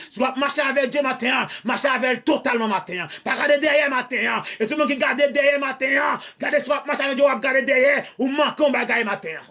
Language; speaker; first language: French; non-native, learner; Haitian Creole